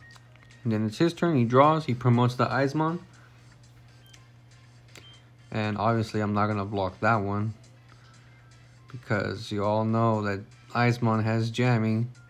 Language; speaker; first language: English; native; English